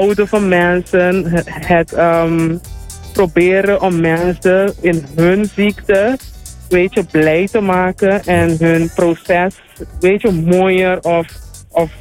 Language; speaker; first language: Dutch; non-native, local second language; Papiamento